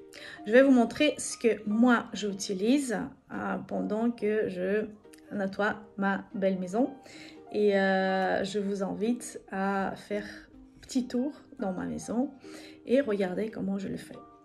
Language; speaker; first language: French; non-native, fluent; Russian